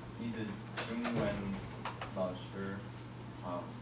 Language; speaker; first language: Chinese; non-native, learner; English